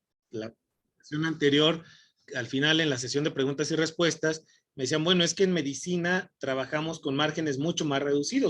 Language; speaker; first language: Spanish; native; Spanish